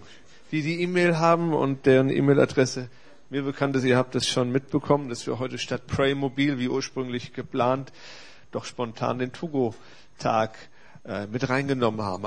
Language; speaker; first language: German; native; German